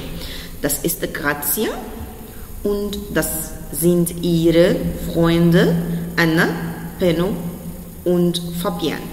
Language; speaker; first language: German; non-native, fluent; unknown